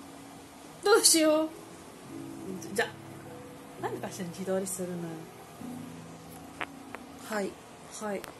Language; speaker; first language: Japanese; non-native, learner; Filipino